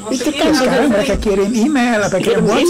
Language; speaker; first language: Indonesian; non-native, fluent; English